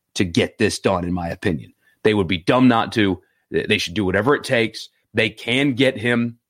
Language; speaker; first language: English; native; English